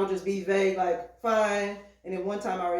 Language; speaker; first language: English; native; English